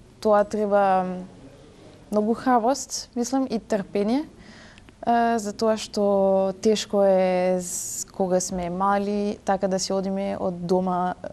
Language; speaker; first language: Macedonian; early bilingual, heritage; French